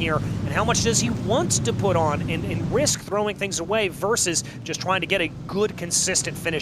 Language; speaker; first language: English; native; English